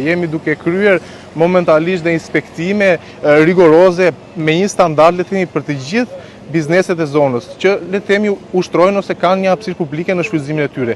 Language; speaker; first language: Albanian; native; Albanian